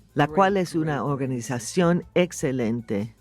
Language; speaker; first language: Spanish; non-native, fluent; English